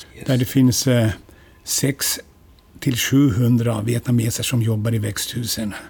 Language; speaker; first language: Swedish; native; Swedish